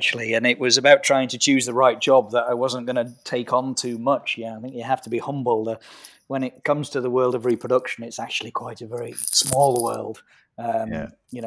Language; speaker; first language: English; native; English